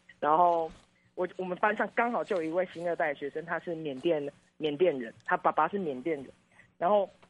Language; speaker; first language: Chinese; native; Chinese